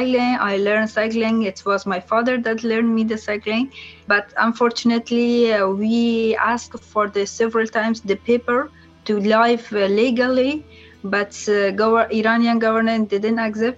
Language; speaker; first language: English; non-native, learner; Persian